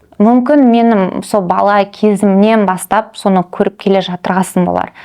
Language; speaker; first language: Kazakh; non-native, local second language; Russian